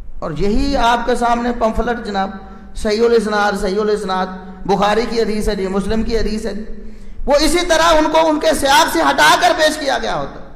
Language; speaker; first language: Urdu; non-native, local second language; Punjabi